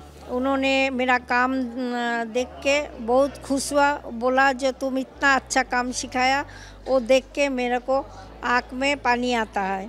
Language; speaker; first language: Hindi; non-native, local second language; Bangla